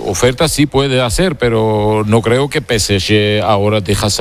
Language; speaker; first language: Spanish; non-native, fluent; Georgian